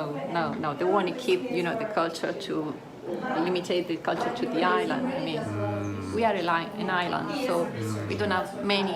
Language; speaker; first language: English; non-native, fluent; Italian